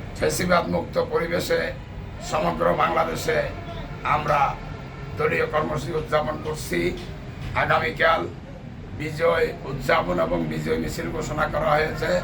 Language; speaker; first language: Bangla; native; Bangla